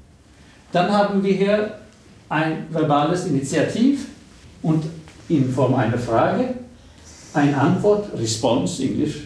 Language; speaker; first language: German; non-native, fluent; Swedish